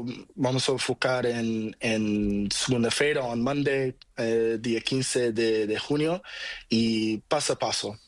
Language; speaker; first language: Spanish; non-native, learner; Portuguese